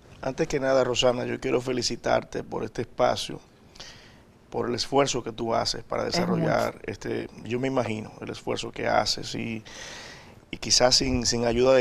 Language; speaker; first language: Spanish; native; Spanish